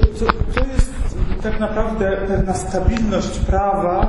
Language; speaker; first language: Polish; native; Polish